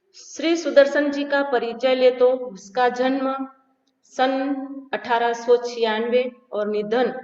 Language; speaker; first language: Hindi; non-native, local second language; Gujarati